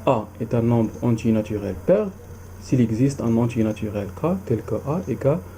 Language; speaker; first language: French; non-native, local second language; Arabic